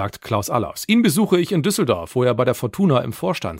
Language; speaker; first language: German; native; German